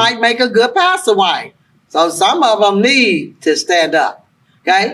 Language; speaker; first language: English; native; English